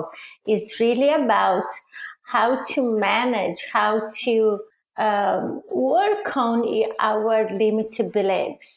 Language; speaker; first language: English; non-native, fluent; Portuguese